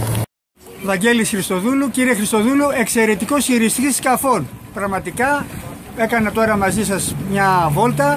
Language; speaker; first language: Greek; native; Greek